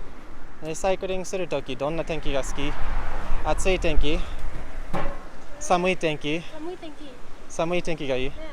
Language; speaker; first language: Japanese; non-native, learner; English